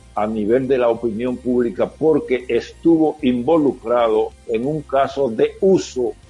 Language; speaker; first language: Spanish; native; Spanish